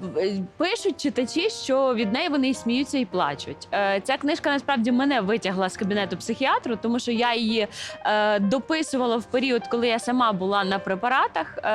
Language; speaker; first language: Ukrainian; native; Ukrainian